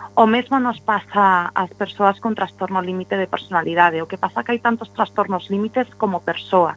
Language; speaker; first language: Galician; non-native, local second language; Spanish